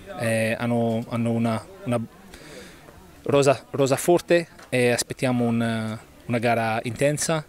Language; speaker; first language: Italian; non-native, learner; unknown